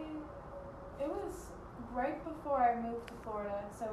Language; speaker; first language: English; native; English